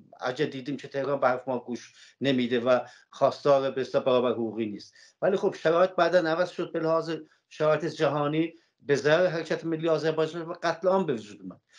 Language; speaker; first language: Persian; non-native, local second language; Azerbaijani